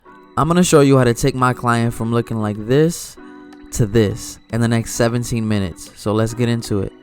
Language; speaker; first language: English; native; English